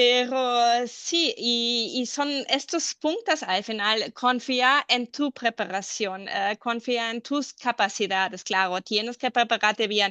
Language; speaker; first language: Spanish; non-native, fluent; German